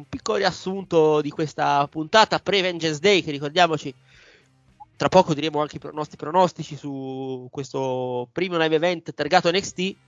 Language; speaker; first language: Italian; native; Italian